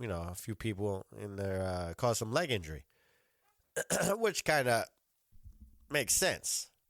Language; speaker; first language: English; native; English